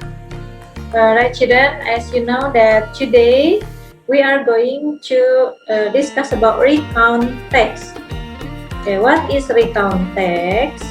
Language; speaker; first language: English; non-native, fluent; Indonesian